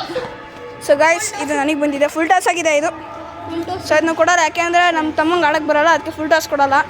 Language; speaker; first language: Kannada; native; Kannada